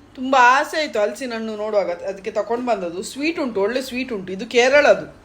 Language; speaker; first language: Kannada; non-native, local second language; Tulu